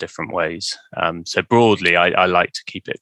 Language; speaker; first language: English; native; English